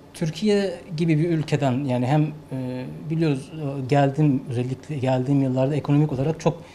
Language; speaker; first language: Turkish; non-native, fluent; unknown